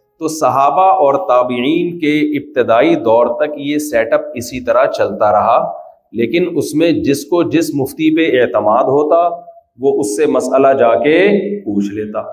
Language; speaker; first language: Urdu; native; Urdu